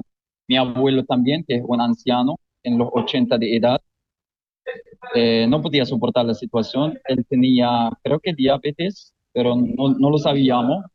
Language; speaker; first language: Spanish; non-native, fluent; Arabic